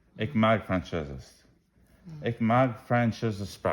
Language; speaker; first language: German; non-native, learner; English